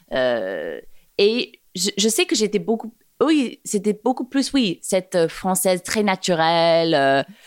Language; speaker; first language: French; non-native, fluent; English